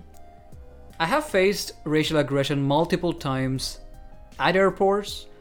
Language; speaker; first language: English; non-native, local second language; Malayalam